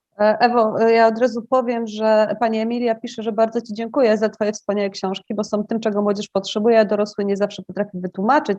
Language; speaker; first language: Polish; native; Polish